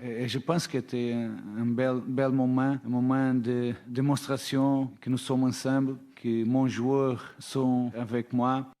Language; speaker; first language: French; non-native, learner; Portuguese